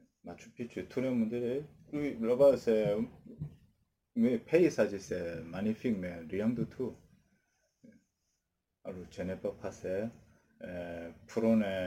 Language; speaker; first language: French; non-native, learner; Korean